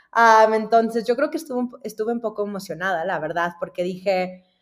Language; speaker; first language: Spanish; early bilingual, heritage; Spanish